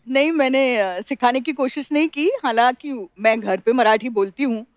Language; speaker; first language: Hindi; non-native, local second language; Marathi